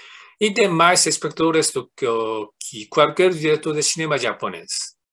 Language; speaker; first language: Spanish; non-native, fluent; Japanese